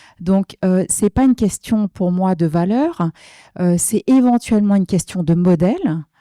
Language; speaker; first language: French; native; French